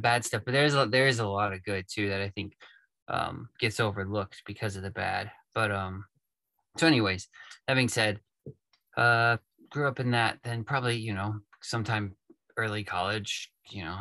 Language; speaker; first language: English; native; English